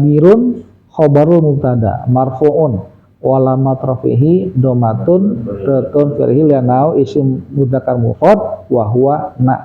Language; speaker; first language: Arabic; non-native, fluent; Indonesian